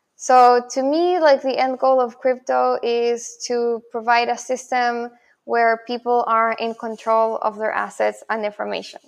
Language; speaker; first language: English; non-native, fluent; Spanish